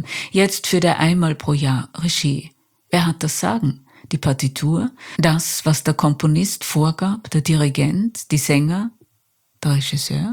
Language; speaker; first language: German; native; German